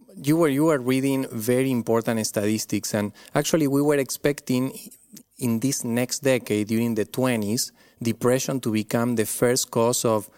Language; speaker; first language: English; non-native, fluent; Spanish